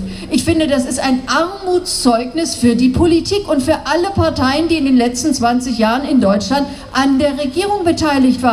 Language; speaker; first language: German; native; German